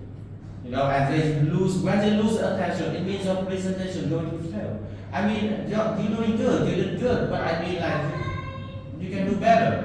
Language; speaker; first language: English; non-native, learner; Vietnamese